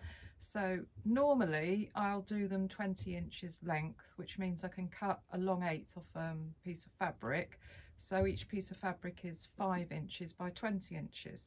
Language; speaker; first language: English; native; English